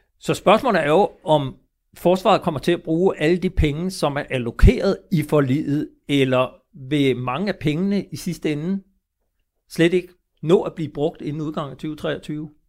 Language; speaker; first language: Danish; native; Danish